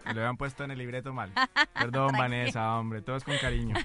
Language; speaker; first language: Spanish; native; Spanish